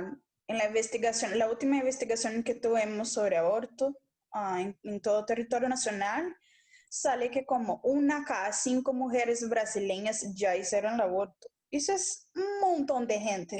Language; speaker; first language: Spanish; non-native, local second language; Portuguese